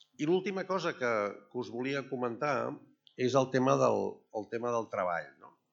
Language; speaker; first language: Catalan; native; Catalan